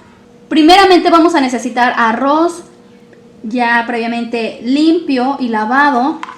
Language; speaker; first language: Spanish; native; Spanish